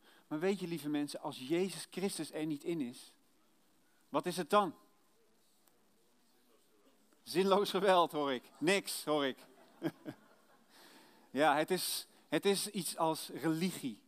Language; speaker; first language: Dutch; native; Dutch